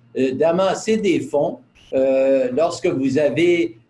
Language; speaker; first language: French; native; French